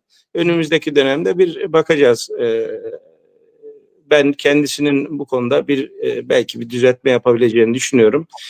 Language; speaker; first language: Turkish; early bilingual, heritage; Turkish